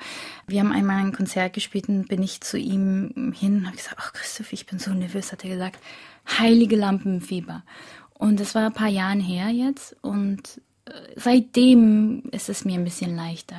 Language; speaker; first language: German; early bilingual, other home language; Korean